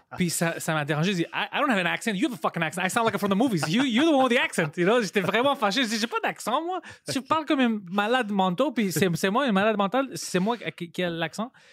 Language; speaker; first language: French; non-native, local second language; Greek